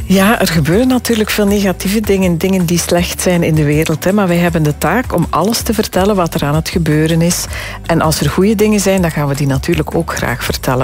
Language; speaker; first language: Dutch; native; Dutch